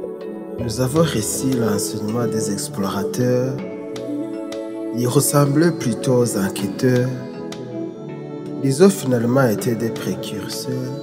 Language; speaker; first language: French; non-native, local second language; Rundi